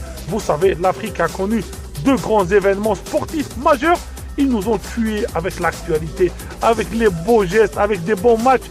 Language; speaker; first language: French; non-native, local second language; Arabic